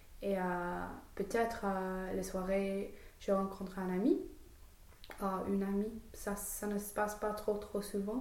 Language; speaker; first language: French; non-native, fluent; English